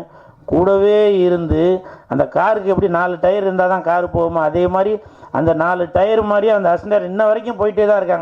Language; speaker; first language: Tamil; native; Tamil